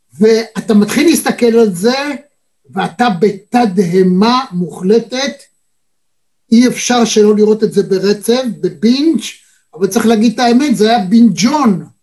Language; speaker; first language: Hebrew; native; Hebrew